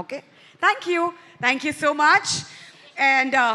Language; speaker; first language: Telugu; native; Telugu